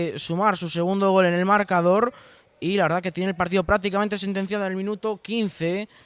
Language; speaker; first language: Spanish; non-native, local second language; Galician